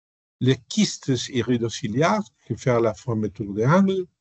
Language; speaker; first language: French; non-native, learner; Spanish